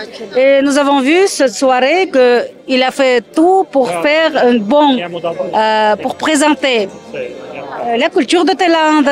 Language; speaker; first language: French; non-native, fluent; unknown